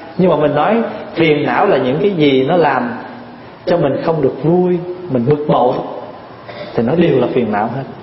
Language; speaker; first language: Vietnamese; early bilingual, heritage; Vietnamese